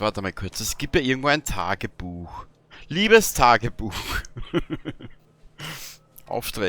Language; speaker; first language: German; native; German